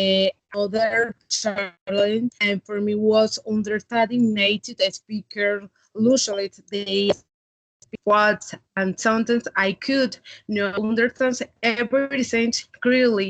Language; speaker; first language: English; non-native, learner; Spanish